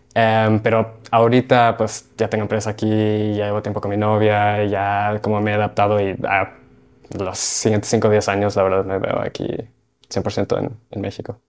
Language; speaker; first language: Spanish; early bilingual, heritage; Spanish